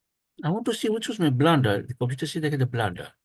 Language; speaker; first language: English; non-native, fluent; Greek